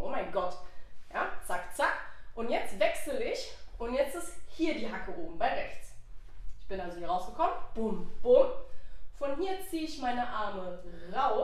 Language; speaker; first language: German; native; German